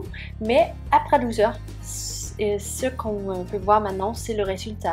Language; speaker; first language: French; non-native, fluent; Swedish